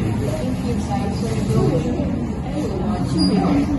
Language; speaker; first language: English; non-native, learner; Indonesian